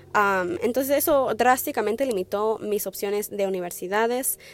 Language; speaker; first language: Spanish; early bilingual, heritage; Spanish